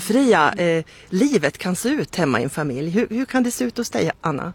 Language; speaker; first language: Swedish; native; Swedish